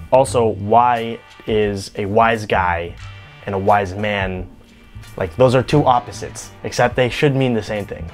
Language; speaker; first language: English; native; English